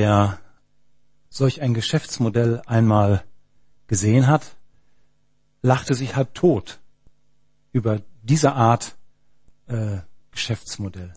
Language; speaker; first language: German; native; German